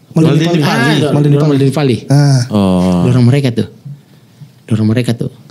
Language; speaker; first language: Indonesian; native; Indonesian